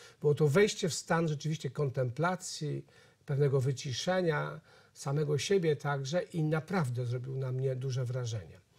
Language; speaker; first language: Polish; native; Polish